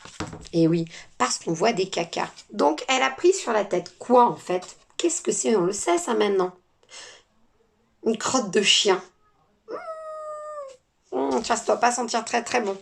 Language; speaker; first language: French; native; French